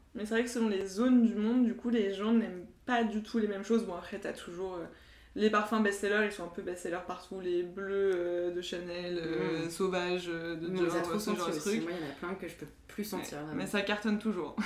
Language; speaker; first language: French; native; French